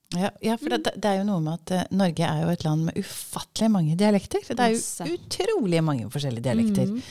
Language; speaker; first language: Norwegian; early bilingual, other home language; English